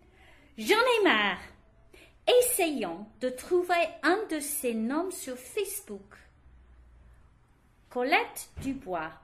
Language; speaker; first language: French; non-native, learner; English